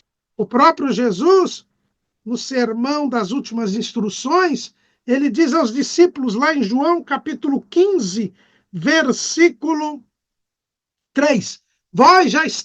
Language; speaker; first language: Portuguese; native; Portuguese